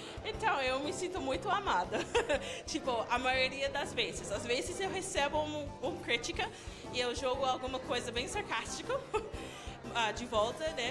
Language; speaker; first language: Portuguese; non-native, fluent; English